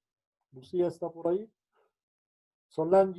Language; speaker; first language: Spanish; native; Spanish